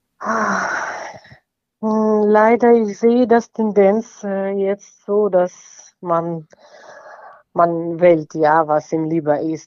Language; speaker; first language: German; non-native, fluent; Ukrainian